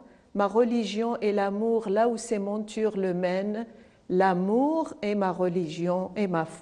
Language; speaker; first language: French; non-native, local second language; Arabic